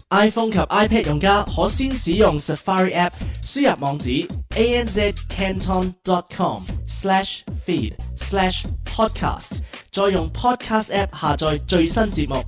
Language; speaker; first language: Cantonese; early bilingual, heritage; Cantonese